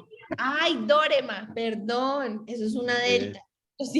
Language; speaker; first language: Spanish; native; Spanish